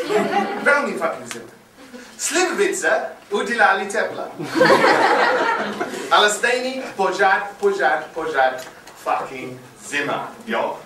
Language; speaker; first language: Czech; non-native, learner; English